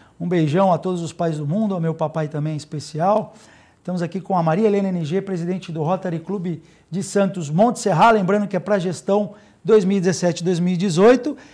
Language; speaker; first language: Portuguese; native; Portuguese